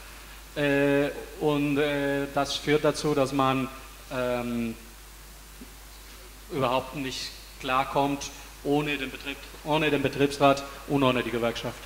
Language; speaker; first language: German; non-native, fluent; Spanish